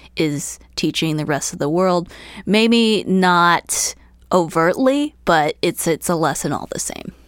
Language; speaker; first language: English; early bilingual, other home language; Chinese